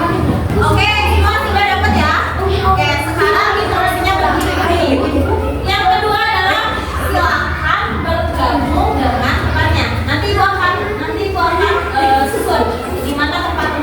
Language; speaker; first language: Indonesian; native; Indonesian